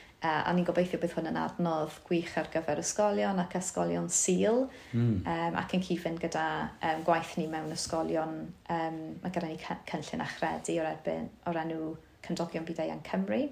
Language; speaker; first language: Welsh; native; Welsh